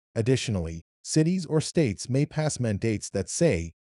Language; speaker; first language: English; non-native, fluent; Arabic